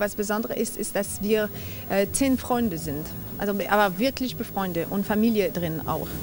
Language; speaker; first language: German; non-native, learner; French